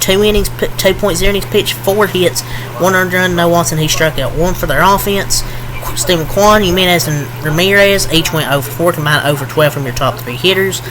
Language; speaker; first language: English; native; English